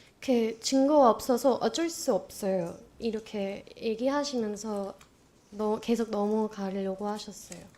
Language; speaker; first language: Korean; non-native, fluent; English